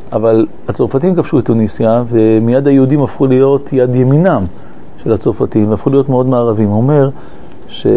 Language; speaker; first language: Hebrew; early bilingual, other home language; French